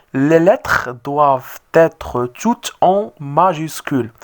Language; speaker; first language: French; non-native, local second language; Arabic